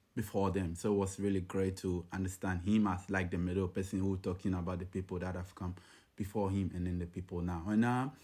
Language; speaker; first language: English; non-native, local second language; Ga